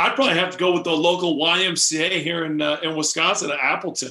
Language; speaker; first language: English; native; English